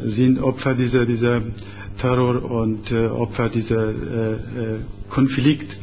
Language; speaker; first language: German; non-native, fluent; Persian